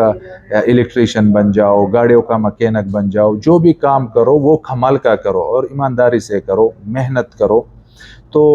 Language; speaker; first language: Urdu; non-native, local second language; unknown